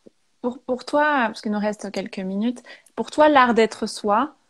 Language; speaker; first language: French; native; French